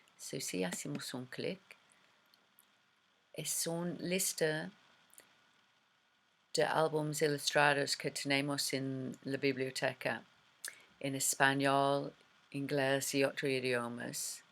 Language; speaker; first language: Spanish; non-native, learner; English